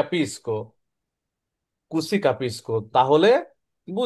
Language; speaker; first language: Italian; non-native, learner; Bangla